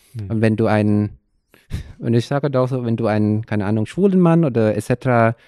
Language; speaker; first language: German; non-native, fluent; Thai